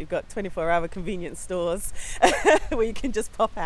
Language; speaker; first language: English; native; English